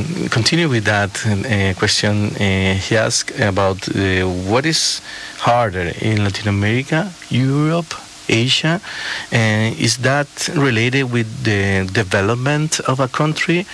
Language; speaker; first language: English; non-native, fluent; Spanish